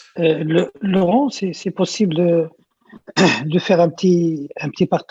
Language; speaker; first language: French; non-native, local second language; Arabic